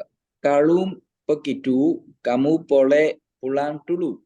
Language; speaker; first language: Indonesian; non-native, learner; Chinese